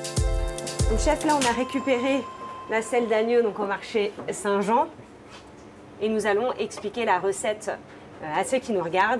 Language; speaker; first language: French; native; French